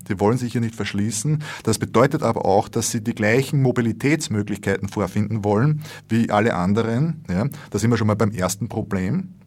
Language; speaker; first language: German; native; German